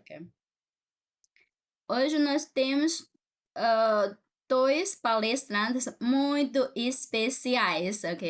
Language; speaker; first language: Portuguese; non-native, fluent; Chinese